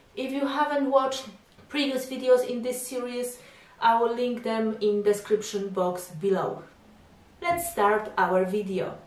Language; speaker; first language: English; non-native, fluent; Polish